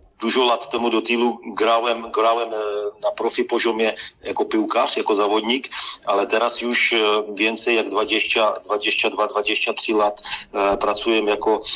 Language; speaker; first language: Polish; non-native, learner; Czech